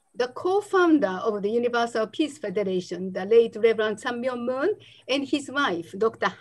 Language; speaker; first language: English; non-native, fluent; Japanese